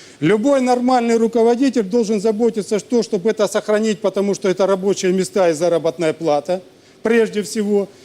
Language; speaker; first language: Russian; native; Russian